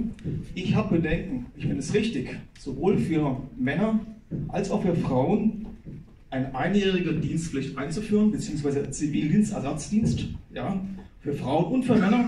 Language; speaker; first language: German; native; German